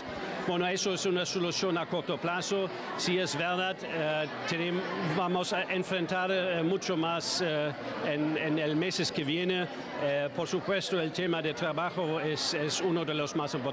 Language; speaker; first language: Spanish; non-native, fluent; German